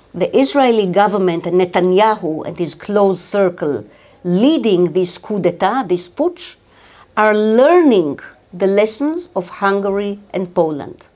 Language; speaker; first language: English; non-native, fluent; Hebrew